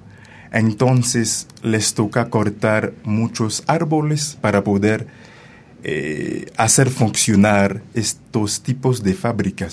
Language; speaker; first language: Spanish; non-native, fluent; Haitian Creole